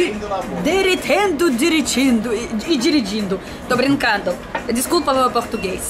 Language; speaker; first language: Portuguese; non-native, learner; Russian